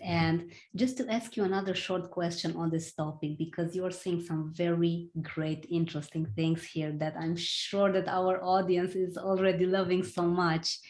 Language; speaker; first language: English; non-native, fluent; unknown